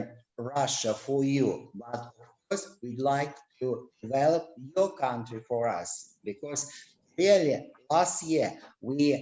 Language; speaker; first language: English; non-native, learner; Russian